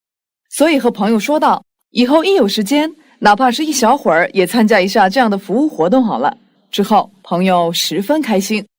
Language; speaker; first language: Chinese; non-native, fluent; Korean